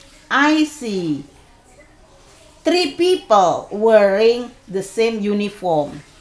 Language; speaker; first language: English; non-native, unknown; Indonesian